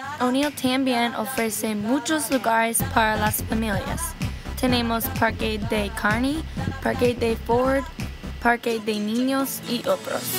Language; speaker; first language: Spanish; non-native, learner; English